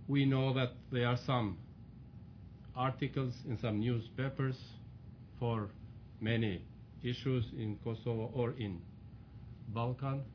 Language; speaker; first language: English; non-native, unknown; Albanian